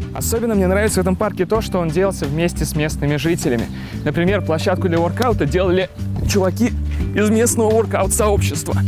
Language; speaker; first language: Russian; native; Russian